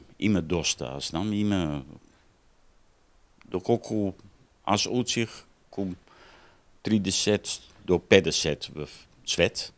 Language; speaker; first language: Bulgarian; non-native, learner; Dutch